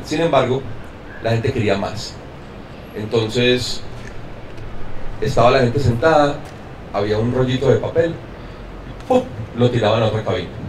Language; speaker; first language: Spanish; native; Spanish